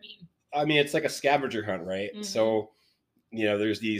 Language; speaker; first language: English; native; English